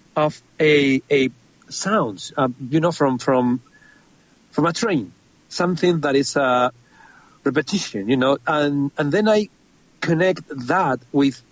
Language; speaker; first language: English; non-native, fluent; Spanish